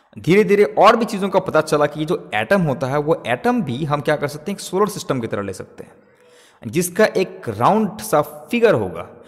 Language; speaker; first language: Hindi; native; Hindi